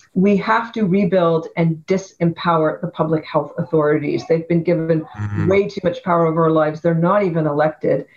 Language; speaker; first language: English; native; English